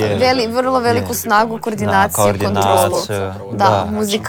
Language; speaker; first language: Serbian; native; Serbian